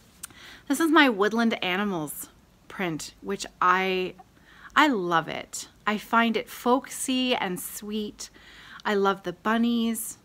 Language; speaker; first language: English; native; English